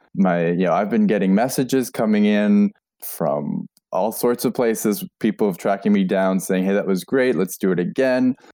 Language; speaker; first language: English; native; English